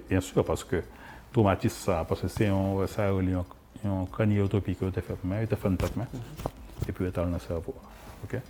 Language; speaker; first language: French; non-native, local second language; Haitian Creole